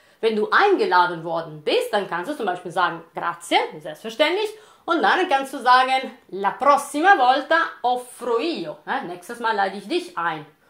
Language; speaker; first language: German; non-native, fluent; Italian